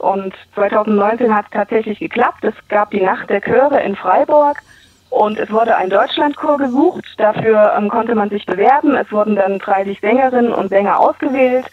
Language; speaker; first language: German; native; German